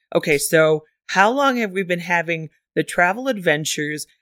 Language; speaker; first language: English; native; English